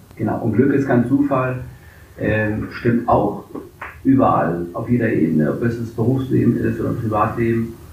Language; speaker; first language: German; early bilingual, other home language; English